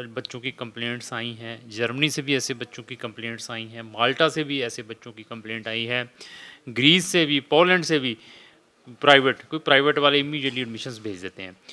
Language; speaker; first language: Hindi; non-native, local second language; Punjabi